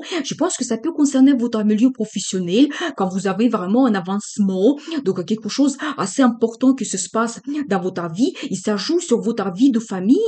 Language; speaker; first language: French; non-native, fluent; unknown